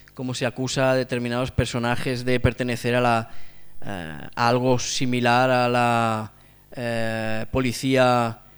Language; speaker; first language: Spanish; non-native, local second language; Catalan